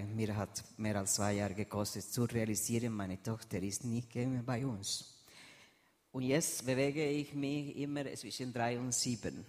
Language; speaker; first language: German; non-native, fluent; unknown